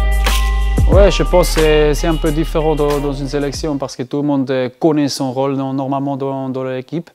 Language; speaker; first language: French; non-native, learner; German